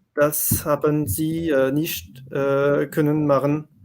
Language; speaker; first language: German; non-native, learner; French